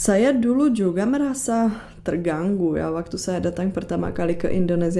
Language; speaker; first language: Indonesian; non-native, fluent; Czech